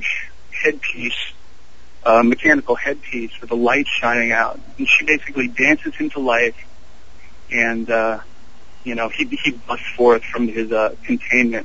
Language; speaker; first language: English; native; English